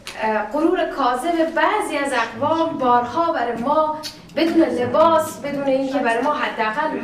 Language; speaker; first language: Persian; native; Persian